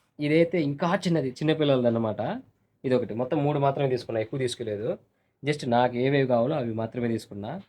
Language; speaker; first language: Telugu; non-native, local second language; Urdu